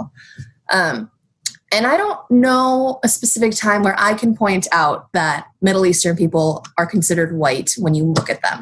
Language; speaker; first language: English; native; English